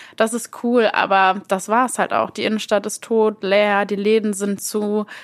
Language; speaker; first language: German; native; German